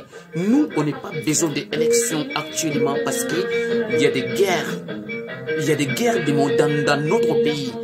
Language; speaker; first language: French; non-native, learner; Bambara